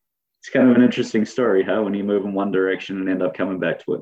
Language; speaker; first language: English; native; English